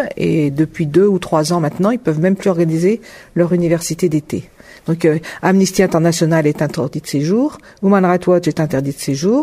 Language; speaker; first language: French; native; French